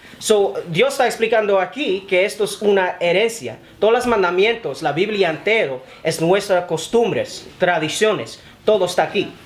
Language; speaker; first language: Spanish; early bilingual, heritage; Spanish